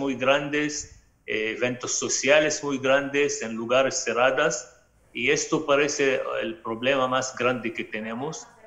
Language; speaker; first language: Spanish; non-native, fluent; Arabic